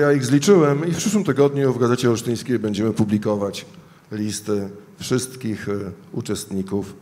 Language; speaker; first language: Polish; native; Polish